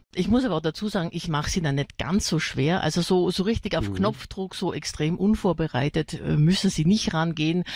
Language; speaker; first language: German; native; German